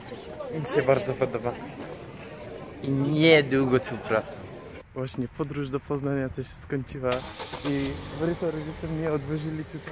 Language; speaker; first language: Polish; non-native, fluent; Persian